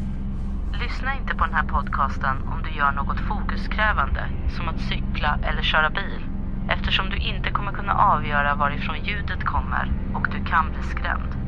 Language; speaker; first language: Swedish; native; Swedish